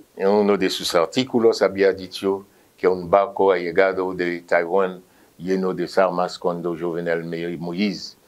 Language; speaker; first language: Spanish; non-native, fluent; Haitian Creole